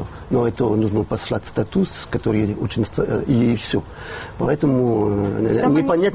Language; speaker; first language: Russian; non-native, fluent; French